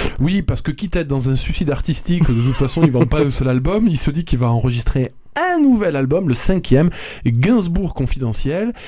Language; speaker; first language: French; native; French